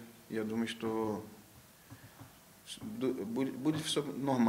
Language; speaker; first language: Russian; non-native, learner; Portuguese